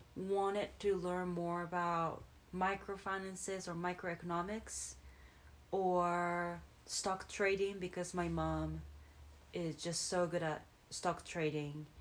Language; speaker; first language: English; non-native, fluent; Japanese